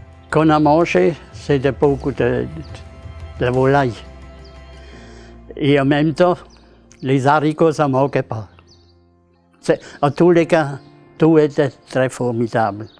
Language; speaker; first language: French; non-native, local second language; Swiss German